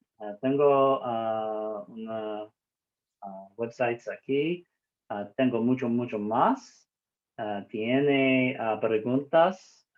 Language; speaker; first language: Spanish; non-native, learner; English